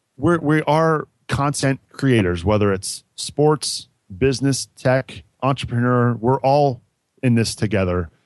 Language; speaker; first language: English; native; English